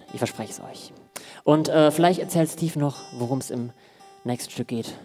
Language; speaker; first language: German; native; German